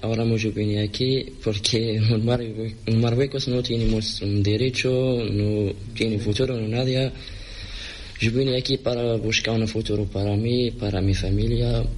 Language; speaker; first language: Spanish; non-native, learner; Arabic